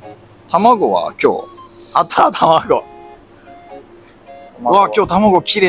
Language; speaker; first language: Japanese; native; Japanese